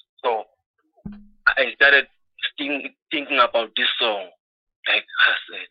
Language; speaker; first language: English; non-native, local second language; Swati